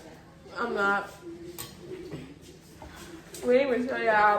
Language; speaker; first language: English; native; English